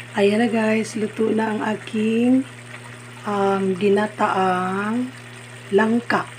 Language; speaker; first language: Filipino; non-native, local second language; Cebuano